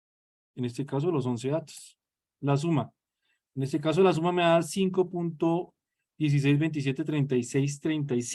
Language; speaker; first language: Spanish; native; Spanish